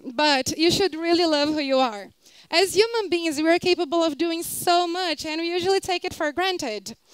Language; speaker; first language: English; non-native, fluent; Portuguese